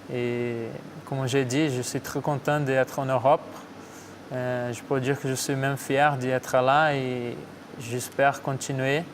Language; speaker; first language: French; non-native, fluent; Portuguese